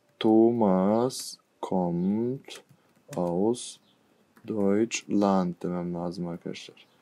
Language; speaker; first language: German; non-native, fluent; Turkish